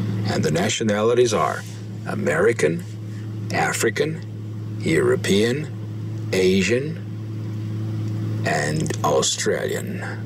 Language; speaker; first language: English; non-native, fluent; Portuguese